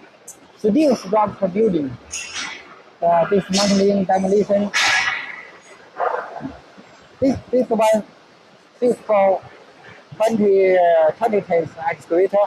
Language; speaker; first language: English; non-native, learner; Chinese